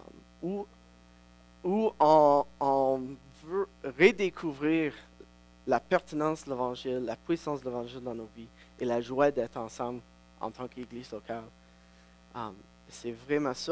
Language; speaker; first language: French; non-native, local second language; English